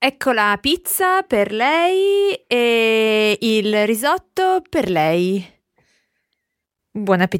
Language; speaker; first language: Italian; non-native, fluent; English